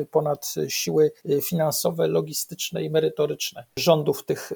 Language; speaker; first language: Polish; native; Polish